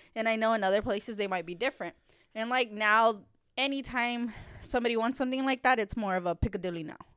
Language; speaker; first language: English; native; English